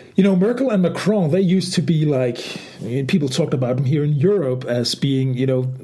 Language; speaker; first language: English; non-native, fluent; Danish